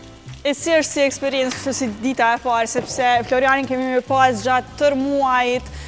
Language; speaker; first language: Albanian; native; Albanian